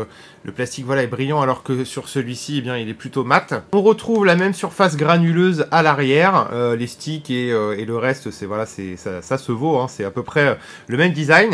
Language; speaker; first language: French; native; French